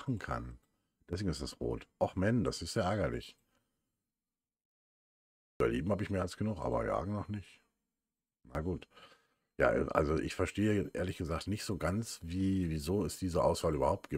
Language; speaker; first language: German; native; German